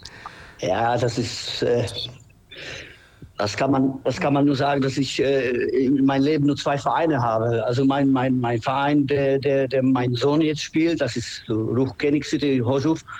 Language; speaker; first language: German; non-native, fluent; Polish